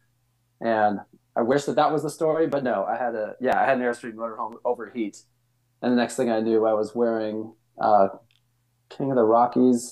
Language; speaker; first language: English; native; English